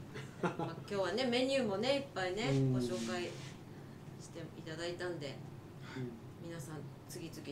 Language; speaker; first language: Japanese; native; Japanese